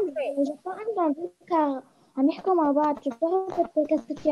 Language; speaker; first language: French; non-native, learner; Arabic